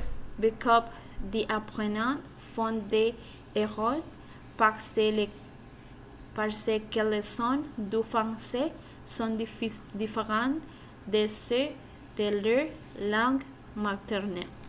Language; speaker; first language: French; non-native, learner; Spanish